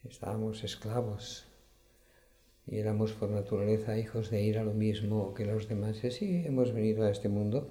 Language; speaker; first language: Spanish; native; Spanish